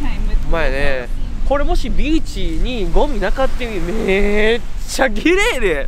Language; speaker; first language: Japanese; native; Japanese